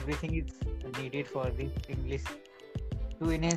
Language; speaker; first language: English; non-native, local second language; Marathi